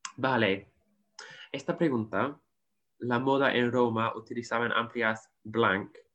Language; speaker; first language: Spanish; non-native, learner; English